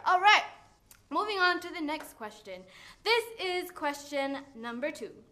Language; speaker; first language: English; non-native, local second language; Malay